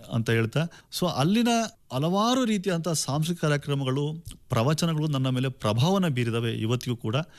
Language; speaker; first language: Kannada; native; Kannada